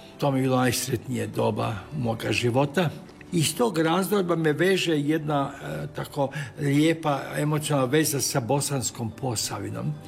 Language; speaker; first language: Croatian; native; Croatian